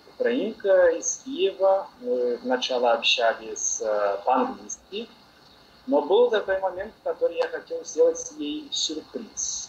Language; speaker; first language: Russian; non-native, learner; Portuguese